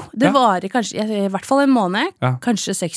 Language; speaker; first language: Norwegian; native; Norwegian